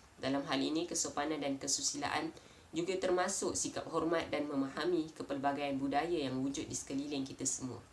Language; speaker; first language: Malay; native; Malay